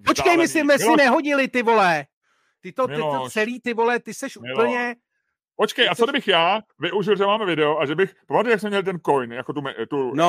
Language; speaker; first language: Czech; native; Czech